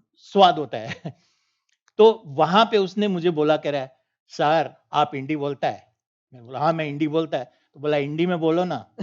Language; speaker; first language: Hindi; non-native, local second language; Punjabi